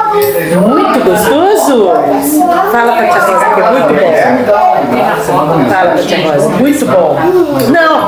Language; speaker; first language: Portuguese; native; Portuguese